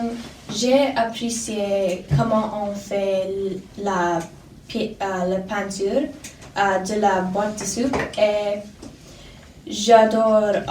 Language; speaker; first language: French; non-native, learner; English